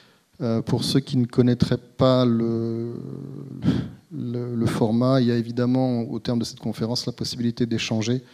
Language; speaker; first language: French; native; French